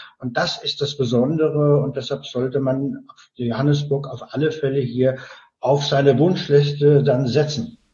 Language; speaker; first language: German; native; German